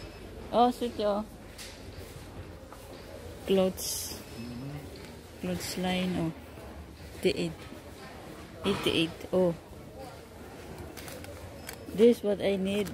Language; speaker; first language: English; non-native, learner; Filipino